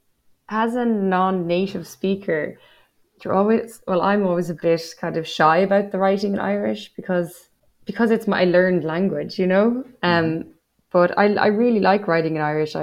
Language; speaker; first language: English; native; English